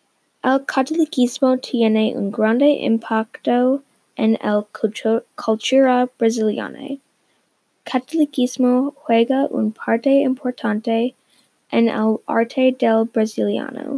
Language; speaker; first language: Spanish; non-native, learner; English